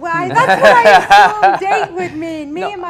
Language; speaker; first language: English; native; English